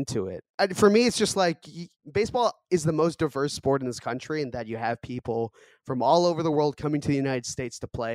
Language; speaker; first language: English; early bilingual, other home language; Korean